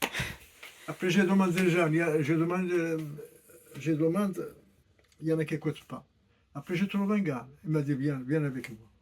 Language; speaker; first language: French; non-native, learner; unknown